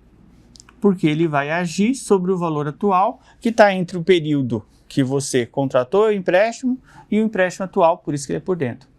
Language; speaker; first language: Portuguese; native; Portuguese